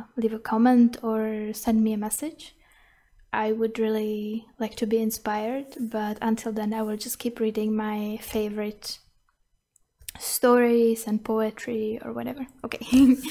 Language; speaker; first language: English; non-native, fluent; Czech